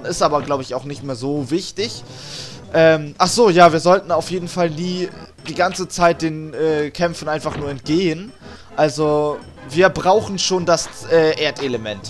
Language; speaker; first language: German; native; German